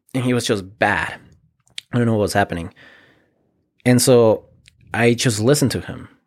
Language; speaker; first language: English; early bilingual, other home language; Spanish